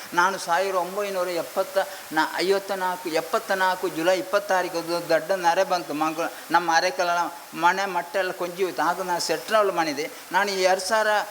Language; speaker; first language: Kannada; non-native, local second language; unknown